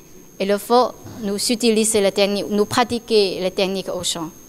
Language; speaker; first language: French; non-native, learner; Chinese